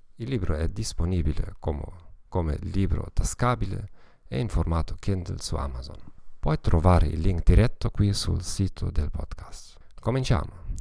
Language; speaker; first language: Italian; non-native, learner; German